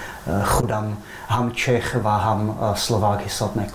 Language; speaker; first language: Tajik; non-native, fluent; Czech